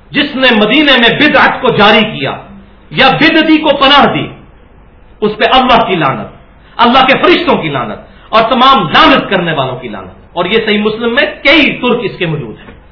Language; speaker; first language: Urdu; non-native, local second language; Punjabi